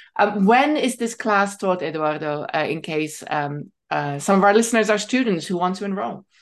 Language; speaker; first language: English; non-native, fluent; Dutch